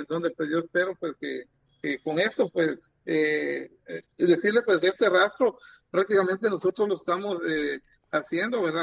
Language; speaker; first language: Spanish; native; Spanish